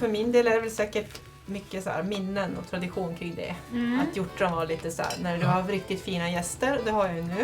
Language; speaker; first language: Swedish; native; Swedish